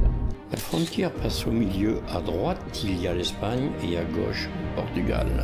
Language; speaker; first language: French; native; French